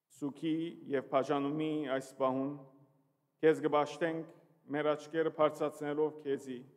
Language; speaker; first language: Armenian; early bilingual, heritage; Armenian